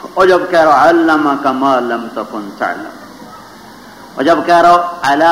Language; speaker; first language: Urdu; native; Urdu